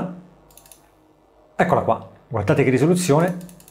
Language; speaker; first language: Italian; native; Italian